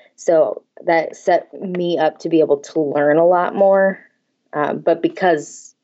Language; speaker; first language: English; native; English